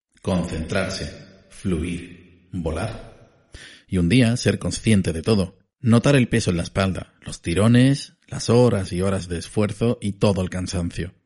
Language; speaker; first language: Spanish; native; Spanish